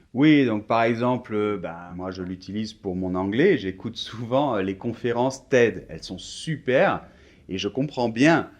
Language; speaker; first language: French; native; French